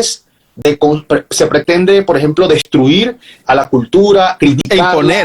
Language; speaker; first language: Spanish; native; Spanish